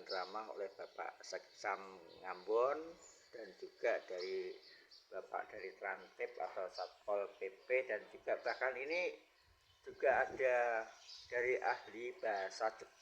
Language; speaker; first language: Indonesian; native; Indonesian